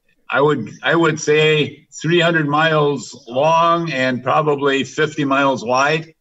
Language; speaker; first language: English; native; English